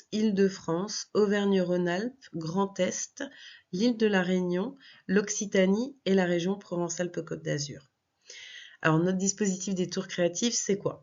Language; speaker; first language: French; native; French